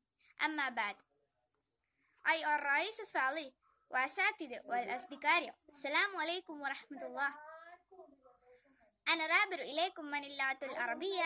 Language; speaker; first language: Arabic; non-native, learner; Malayalam